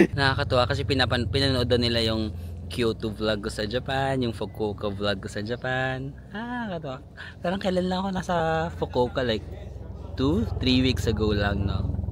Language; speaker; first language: Filipino; native; Filipino